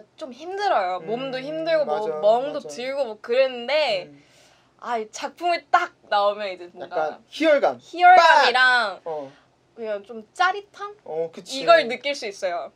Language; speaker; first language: Korean; non-native, fluent; Thai